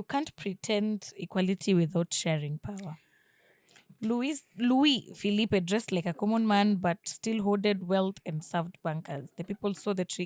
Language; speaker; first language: English; non-native, local second language; Swahili